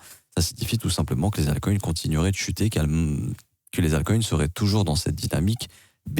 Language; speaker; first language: French; native; French